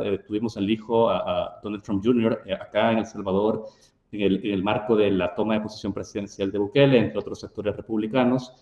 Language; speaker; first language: Spanish; native; Spanish